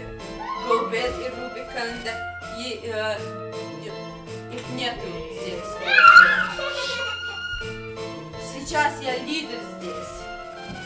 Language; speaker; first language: Russian; non-native, learner; English